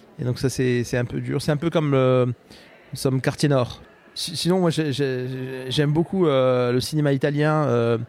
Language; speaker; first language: French; non-native, local second language; Arabic